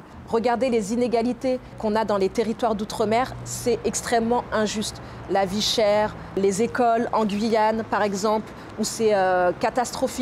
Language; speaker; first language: French; native; French